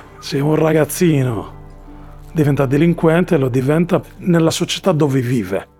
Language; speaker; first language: Italian; non-native, fluent; Arabic